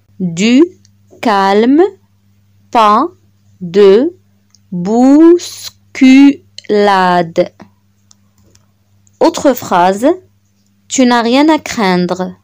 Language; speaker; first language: French; non-native, local second language; Arabic